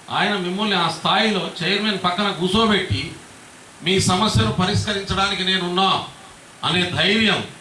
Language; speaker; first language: Telugu; non-native, local second language; Lambadi